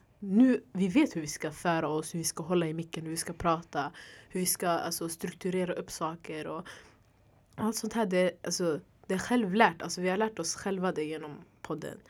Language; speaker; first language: Swedish; early bilingual, other home language; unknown